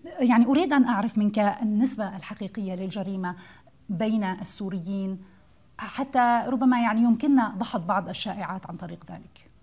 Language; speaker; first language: Arabic; native; Arabic